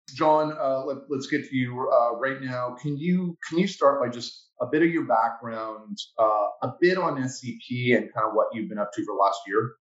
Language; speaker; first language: English; native; English